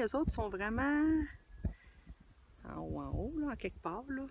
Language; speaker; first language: French; native; French